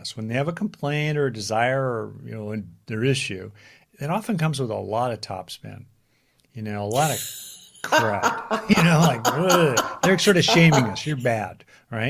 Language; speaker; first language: English; native; English